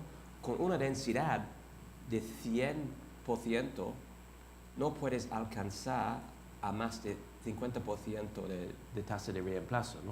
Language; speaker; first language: Spanish; non-native, fluent; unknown